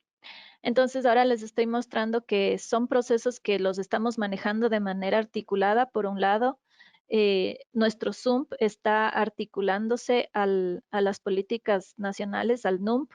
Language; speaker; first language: Spanish; native; Spanish